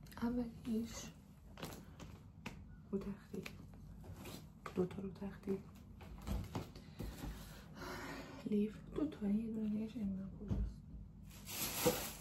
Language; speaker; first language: Persian; native; Persian